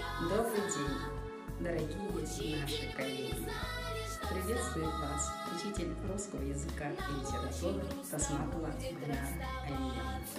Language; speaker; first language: Russian; non-native, local second language; Kyrgyz